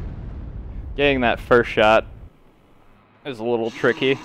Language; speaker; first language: English; native; English